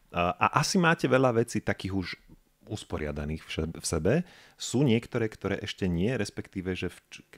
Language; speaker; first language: Slovak; native; Slovak